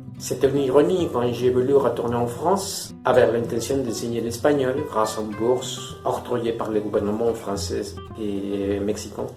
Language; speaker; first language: French; non-native, fluent; Spanish